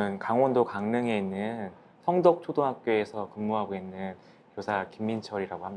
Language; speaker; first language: Korean; native; Korean